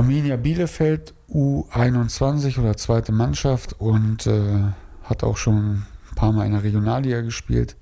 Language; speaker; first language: German; native; German